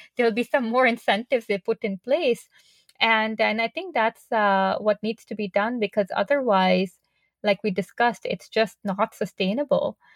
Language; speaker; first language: English; non-native, local second language; Urdu